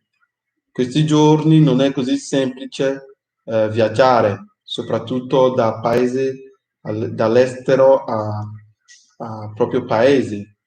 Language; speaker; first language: Italian; non-native, fluent; English